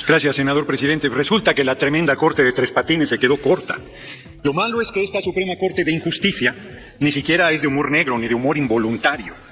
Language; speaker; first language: Spanish; native; Spanish